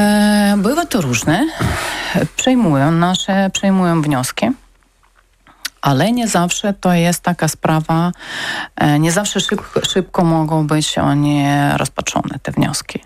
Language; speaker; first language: Polish; non-native, learner; Ukrainian